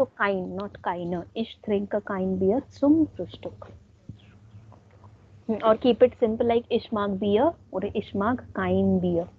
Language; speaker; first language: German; non-native, fluent; Hindi